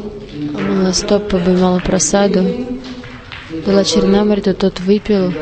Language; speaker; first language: Russian; non-native, learner; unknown